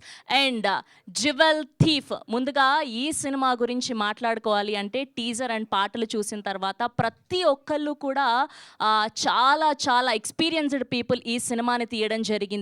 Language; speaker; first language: Telugu; native; Telugu